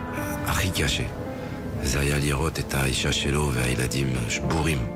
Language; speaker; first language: Hebrew; non-native, fluent; French